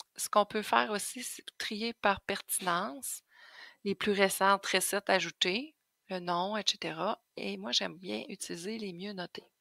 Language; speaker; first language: French; native; French